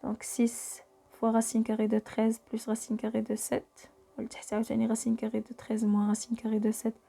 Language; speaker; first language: French; non-native, local second language; Arabic